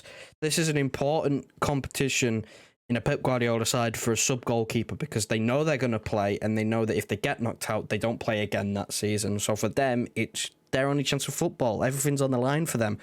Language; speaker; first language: English; native; English